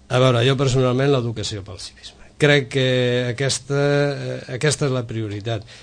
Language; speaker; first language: Catalan; non-native, local second language; Spanish